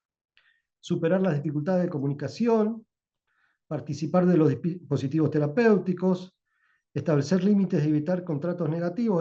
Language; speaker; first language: Spanish; native; Spanish